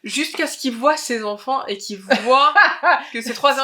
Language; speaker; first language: French; native; French